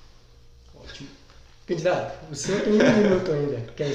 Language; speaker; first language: Portuguese; native; Portuguese